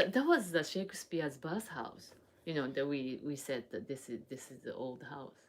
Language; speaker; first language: English; non-native, learner; Japanese